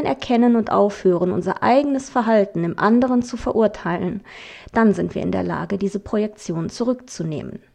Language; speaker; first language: German; native; German